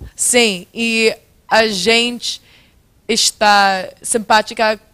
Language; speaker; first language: Portuguese; non-native, fluent; English